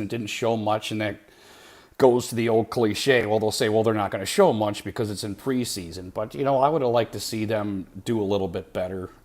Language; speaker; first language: English; native; English